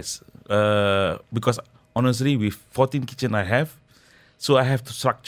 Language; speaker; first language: English; non-native, local second language; Malay